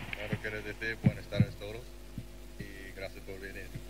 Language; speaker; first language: Spanish; non-native, learner; English